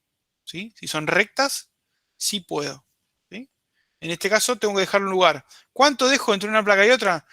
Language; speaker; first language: Spanish; native; Spanish